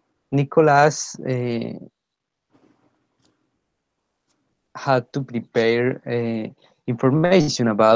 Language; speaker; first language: English; non-native, fluent; Spanish